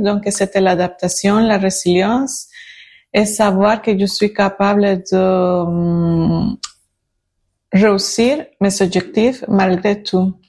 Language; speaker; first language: French; non-native, learner; Spanish